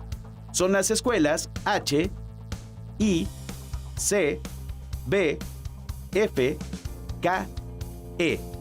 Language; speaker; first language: Spanish; native; Spanish